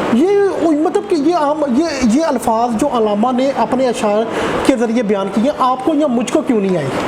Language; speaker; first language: Urdu; non-native, local second language; Punjabi